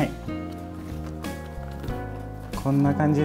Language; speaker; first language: Japanese; non-native, fluent; English